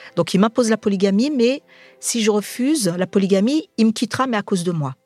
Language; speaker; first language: French; native; French